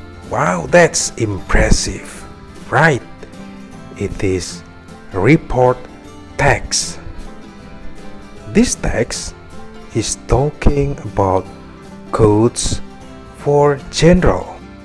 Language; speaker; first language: English; non-native, fluent; Indonesian